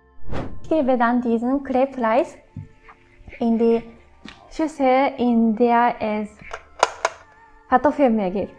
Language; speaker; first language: German; non-native, fluent; Japanese